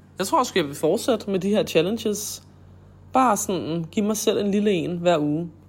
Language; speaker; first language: Danish; native; Danish